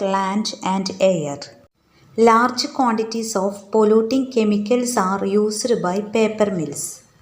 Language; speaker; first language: English; non-native, local second language; Malayalam